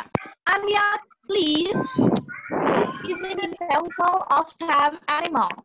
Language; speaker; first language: English; non-native, fluent; Indonesian